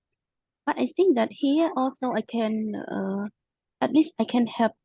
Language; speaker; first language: English; non-native, local second language; Khmer